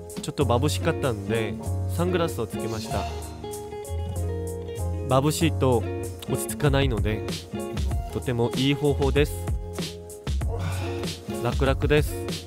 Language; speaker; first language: Japanese; non-native, fluent; Korean